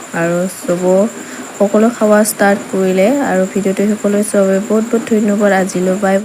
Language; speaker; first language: Assamese; non-native, local second language; Bodo